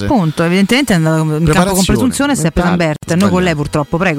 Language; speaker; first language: Italian; native; Italian